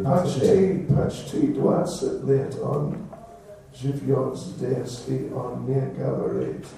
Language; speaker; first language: Russian; non-native, learner; English